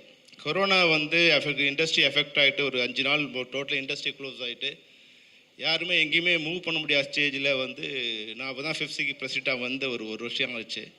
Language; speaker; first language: Tamil; native; Tamil